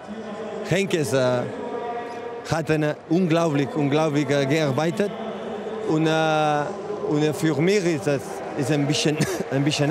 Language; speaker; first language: German; non-native, learner; Spanish